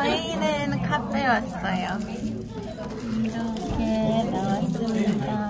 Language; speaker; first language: Korean; non-native, learner; Polish